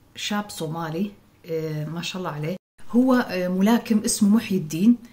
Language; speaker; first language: Arabic; non-native, local second language; Somali